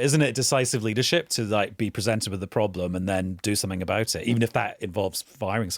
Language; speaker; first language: English; native; English